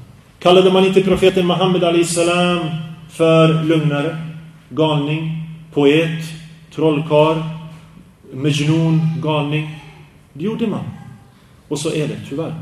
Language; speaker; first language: Swedish; early bilingual, other home language; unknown